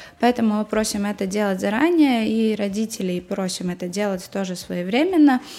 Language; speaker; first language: Russian; native; Russian